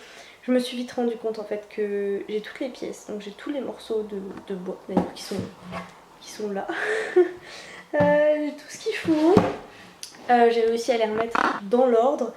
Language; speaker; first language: French; native; French